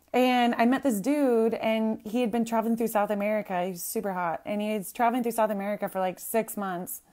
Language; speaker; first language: English; native; English